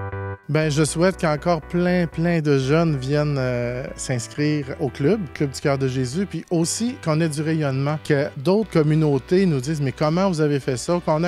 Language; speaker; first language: French; native; French